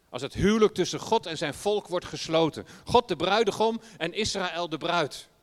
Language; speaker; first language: Dutch; native; Dutch